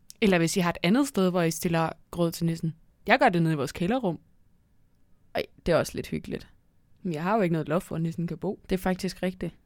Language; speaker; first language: Danish; native; Danish